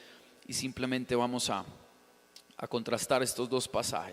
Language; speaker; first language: Spanish; native; Spanish